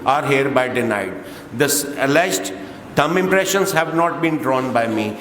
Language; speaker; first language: English; non-native, local second language; Urdu